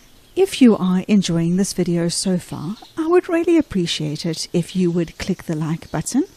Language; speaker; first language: English; native; English